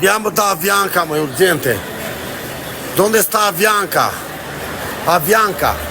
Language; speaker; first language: Italian; non-native, fluent; Albanian